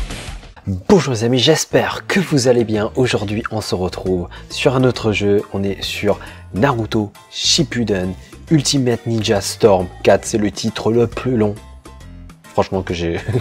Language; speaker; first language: French; early bilingual, other home language; Vietnamese